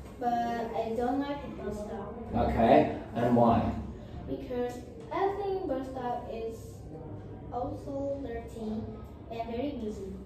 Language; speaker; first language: English; non-native, learner; Vietnamese